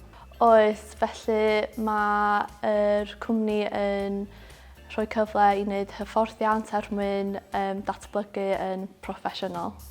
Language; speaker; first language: Welsh; non-native, local second language; English